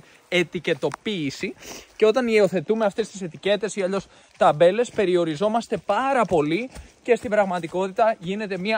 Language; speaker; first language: Greek; native; Greek